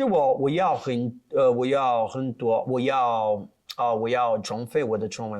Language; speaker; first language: Chinese; non-native, learner; Portuguese